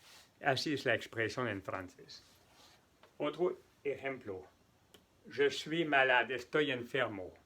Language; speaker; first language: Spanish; non-native, fluent; French